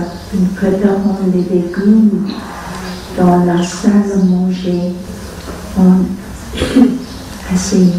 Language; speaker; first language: French; non-native, fluent; Vietnamese